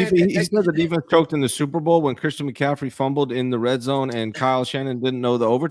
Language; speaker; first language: English; native; English